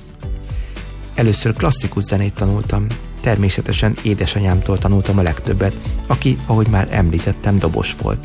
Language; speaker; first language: Hungarian; native; Hungarian